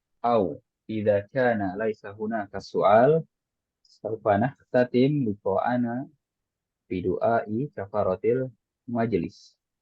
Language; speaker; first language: Arabic; non-native, fluent; Indonesian